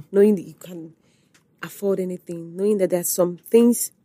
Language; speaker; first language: English; non-native, local second language; Igbo